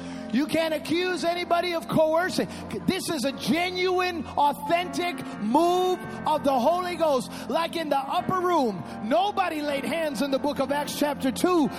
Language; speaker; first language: English; early bilingual, other home language; Spanish